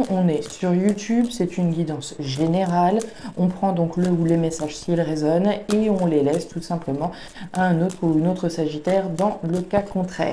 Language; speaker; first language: French; native; French